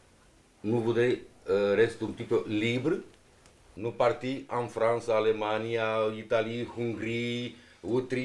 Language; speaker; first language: French; non-native, learner; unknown